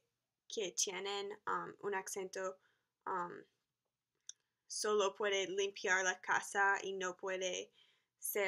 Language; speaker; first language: Spanish; non-native, learner; English